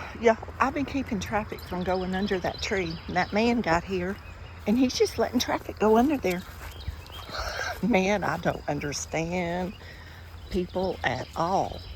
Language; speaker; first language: English; native; English